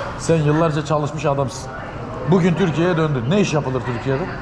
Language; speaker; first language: Turkish; native; Turkish